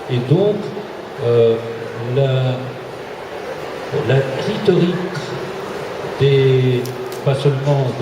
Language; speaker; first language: French; non-native, fluent; Russian